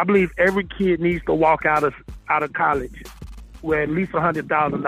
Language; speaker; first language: English; native; English